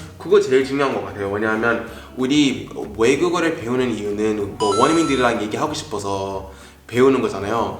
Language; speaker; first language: Korean; non-native, fluent; English